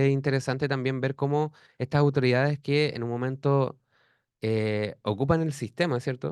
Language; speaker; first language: Spanish; native; Spanish